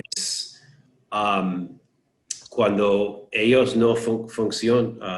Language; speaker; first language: Spanish; non-native, learner; English